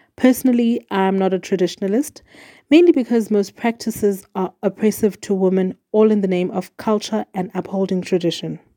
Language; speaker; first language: English; non-native, local second language; Xhosa